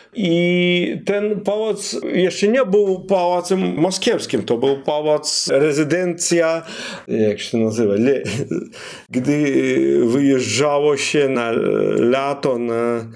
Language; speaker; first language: Polish; non-native, fluent; Russian